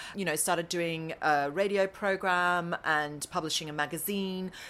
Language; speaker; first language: English; native; English